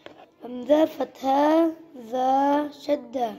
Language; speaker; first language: Arabic; non-native, learner; Urdu